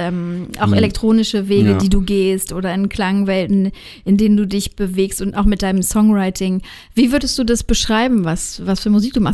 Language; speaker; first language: German; native; German